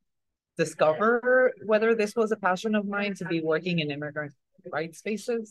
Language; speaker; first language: English; early bilingual, other home language; Spanish